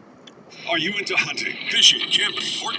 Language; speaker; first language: English; native; English